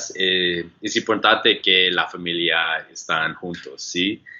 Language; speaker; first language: Spanish; non-native, learner; English